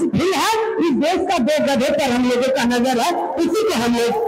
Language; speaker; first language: Hindi; non-native, local second language; Bangla